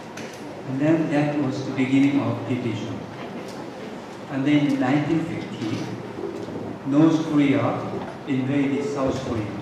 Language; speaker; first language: English; non-native, fluent; Korean